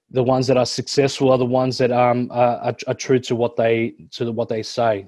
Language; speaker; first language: English; native; English